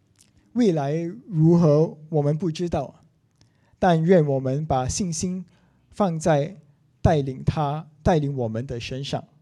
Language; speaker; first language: Chinese; non-native, local second language; English